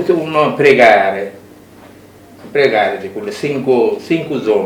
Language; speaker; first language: Italian; non-native, learner; Bangla